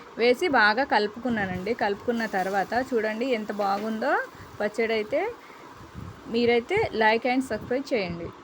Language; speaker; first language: Telugu; non-native, local second language; Lambadi